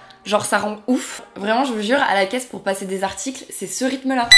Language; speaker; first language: French; native; French